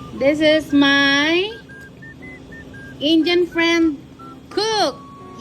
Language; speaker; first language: English; non-native, local second language; Filipino